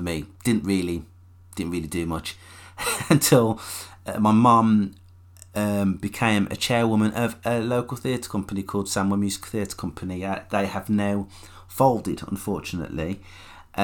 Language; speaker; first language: English; native; English